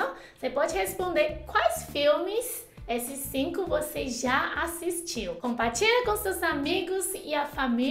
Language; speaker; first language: Portuguese; non-native, fluent; Chinese